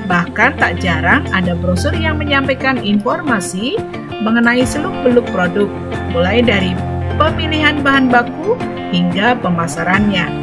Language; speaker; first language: Indonesian; native; Indonesian